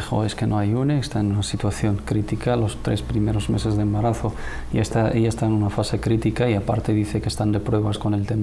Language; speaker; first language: Spanish; native; Spanish